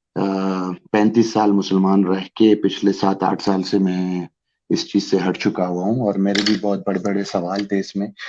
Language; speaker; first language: Urdu; non-native, local second language; Pashto